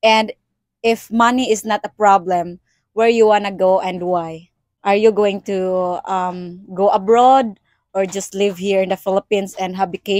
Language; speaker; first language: English; non-native, local second language; Cebuano